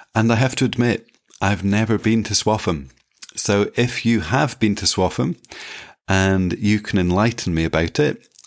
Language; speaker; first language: English; native; English